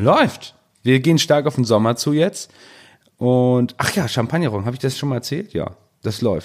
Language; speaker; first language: German; native; German